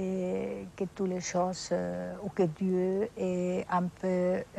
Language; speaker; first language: French; non-native, fluent; Spanish